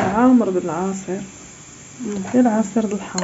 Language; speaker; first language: Arabic; native; Arabic